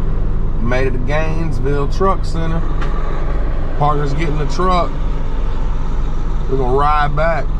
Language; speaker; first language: English; native; English